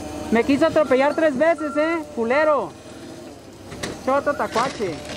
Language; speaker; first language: Spanish; early bilingual, heritage; Spanish